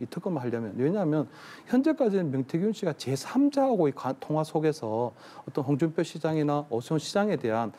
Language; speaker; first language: Korean; native; Korean